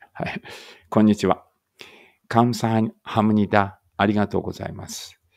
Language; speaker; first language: Japanese; native; Japanese